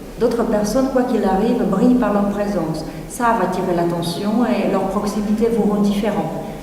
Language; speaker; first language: French; non-native, fluent; Czech